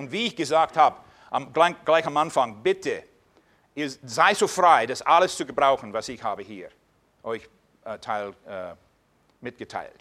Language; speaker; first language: German; non-native, fluent; English